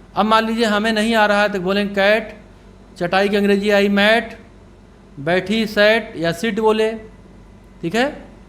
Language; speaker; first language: Hindi; native; Hindi